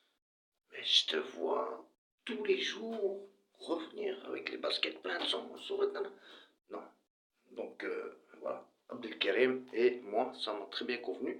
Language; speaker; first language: French; early bilingual, other home language; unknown